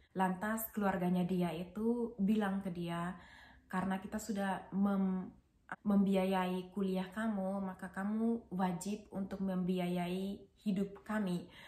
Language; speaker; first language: Indonesian; native; Indonesian